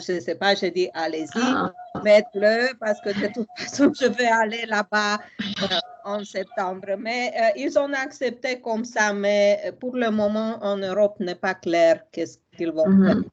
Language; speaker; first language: French; non-native, fluent; Romanian